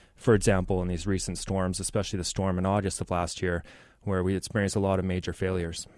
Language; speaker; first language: English; native; English